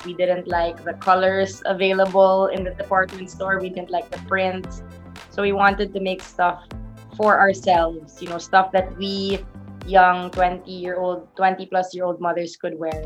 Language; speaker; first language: English; non-native, local second language; Filipino